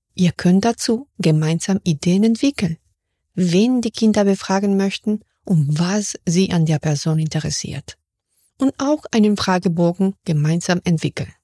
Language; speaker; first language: German; non-native, fluent; Spanish